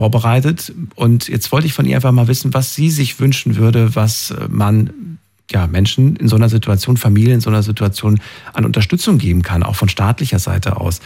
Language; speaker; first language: German; native; German